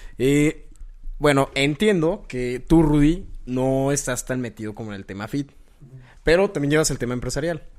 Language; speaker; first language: Spanish; native; Spanish